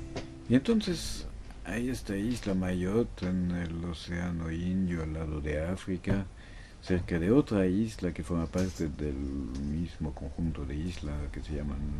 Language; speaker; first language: Spanish; non-native, fluent; French